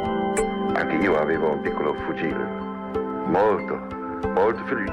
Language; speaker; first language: Italian; non-native, learner; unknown